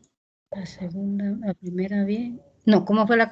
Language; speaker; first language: Spanish; native; Spanish